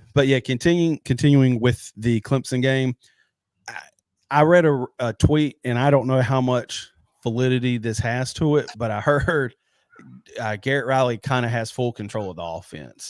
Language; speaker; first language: English; native; English